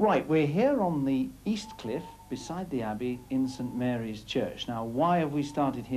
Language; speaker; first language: English; native; English